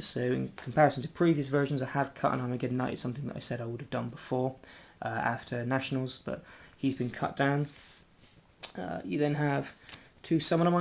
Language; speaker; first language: English; native; English